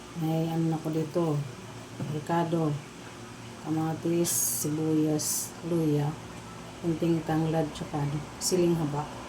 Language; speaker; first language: Filipino; non-native, local second language; Cebuano